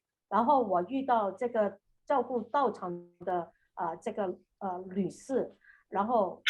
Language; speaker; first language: Chinese; native; Chinese